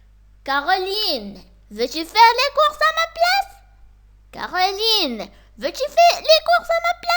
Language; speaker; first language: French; non-native, local second language; Arabic